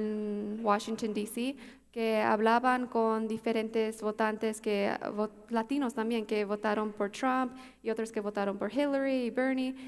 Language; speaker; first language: Spanish; early bilingual, heritage; Spanish